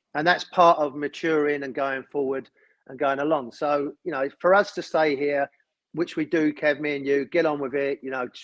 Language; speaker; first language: English; native; English